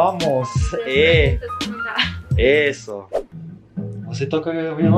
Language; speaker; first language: Portuguese; non-native, learner; English